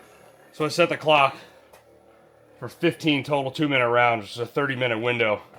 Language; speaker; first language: English; native; English